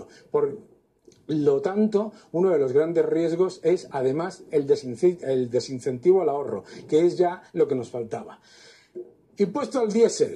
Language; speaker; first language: Spanish; native; Spanish